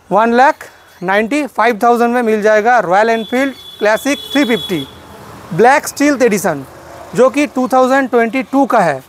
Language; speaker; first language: Hindi; non-native, local second language; Bangla